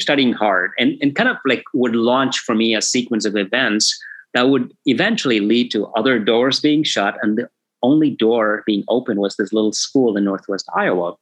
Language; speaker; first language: English; non-native, local second language; Tamil